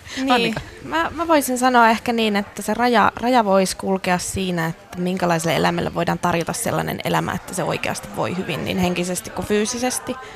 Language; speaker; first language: Finnish; native; Finnish